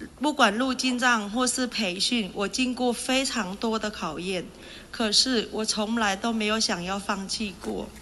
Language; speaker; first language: Chinese; non-native, fluent; Vietnamese